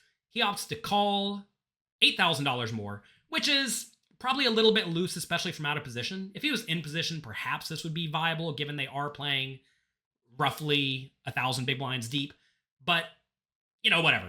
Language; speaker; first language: English; native; English